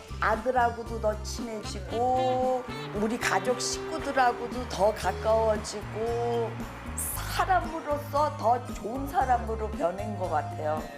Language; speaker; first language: Korean; early bilingual, heritage; Korean